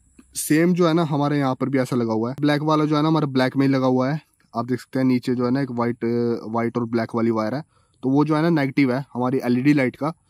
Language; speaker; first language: Hindi; native; Hindi